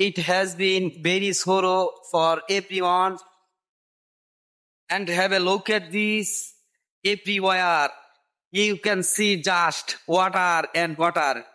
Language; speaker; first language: English; non-native, learner; Bangla